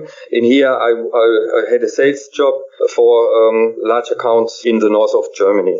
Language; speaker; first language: English; non-native, fluent; German